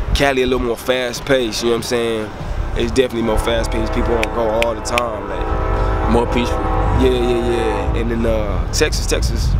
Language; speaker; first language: English; native; English